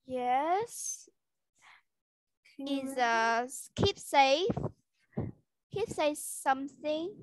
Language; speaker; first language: English; non-native, learner; Vietnamese